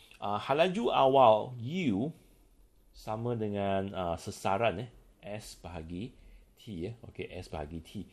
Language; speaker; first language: Malay; non-native, local second language; Chinese